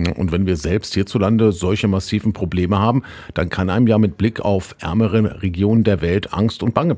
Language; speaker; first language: German; native; German